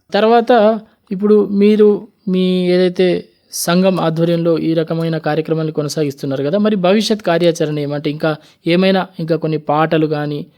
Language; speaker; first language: Telugu; native; Telugu